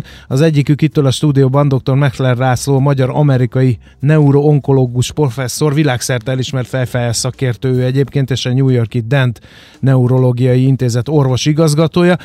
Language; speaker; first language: Hungarian; native; Hungarian